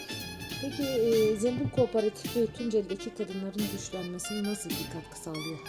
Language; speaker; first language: Turkish; native; Turkish